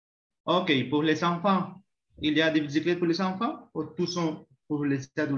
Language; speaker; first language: French; non-native, learner; Spanish